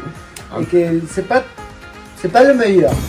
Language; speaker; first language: French; non-native, fluent; Spanish